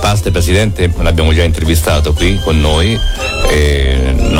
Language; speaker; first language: Italian; native; Italian